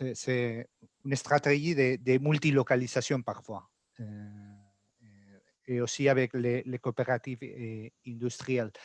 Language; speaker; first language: French; non-native, learner; Spanish